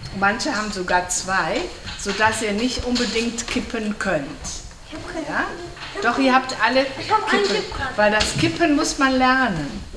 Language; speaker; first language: German; native; German